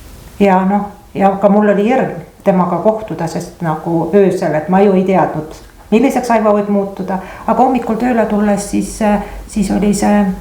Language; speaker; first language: Estonian; native; Estonian